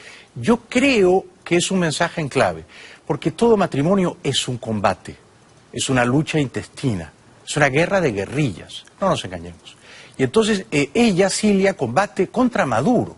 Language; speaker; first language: Spanish; native; Spanish